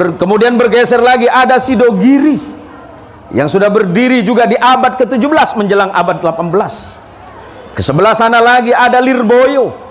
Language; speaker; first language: Indonesian; non-native, local second language; Madurese